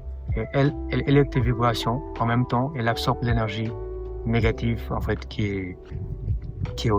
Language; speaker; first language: French; non-native, local second language; Wolof